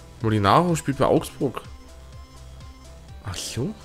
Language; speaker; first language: German; native; German